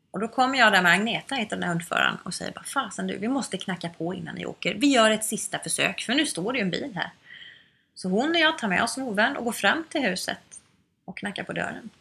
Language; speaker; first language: Swedish; native; Swedish